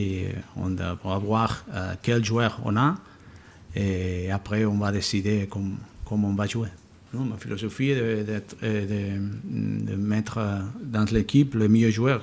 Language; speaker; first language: French; non-native, learner; Spanish